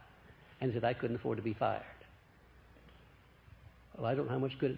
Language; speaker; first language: English; native; English